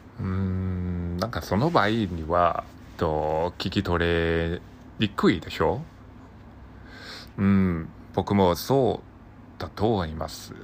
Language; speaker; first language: Japanese; non-native, learner; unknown